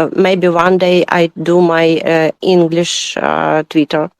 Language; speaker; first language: English; non-native, learner; Ukrainian